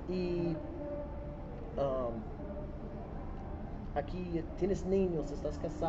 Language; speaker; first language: Spanish; non-native, fluent; English